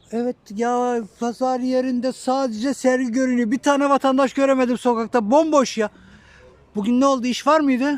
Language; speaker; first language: Turkish; native; Turkish